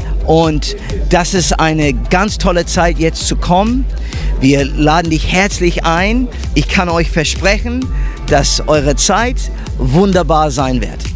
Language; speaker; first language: German; early bilingual, heritage; English